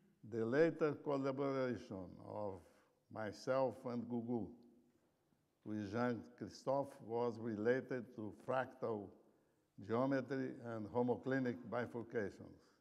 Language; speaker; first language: English; non-native, fluent; Portuguese